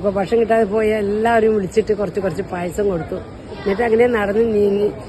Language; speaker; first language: Malayalam; early bilingual, heritage; Malayalam